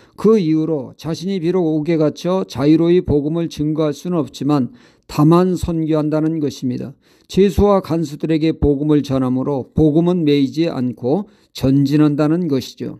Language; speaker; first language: Korean; native; Korean